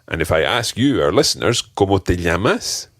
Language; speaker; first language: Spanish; non-native, fluent; English